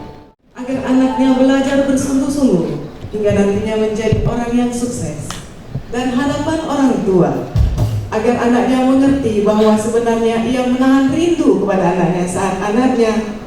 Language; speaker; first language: Indonesian; native; Indonesian